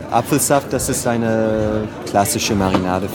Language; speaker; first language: German; non-native, fluent; French